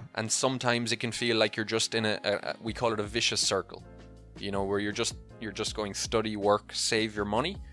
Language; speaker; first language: English; native; English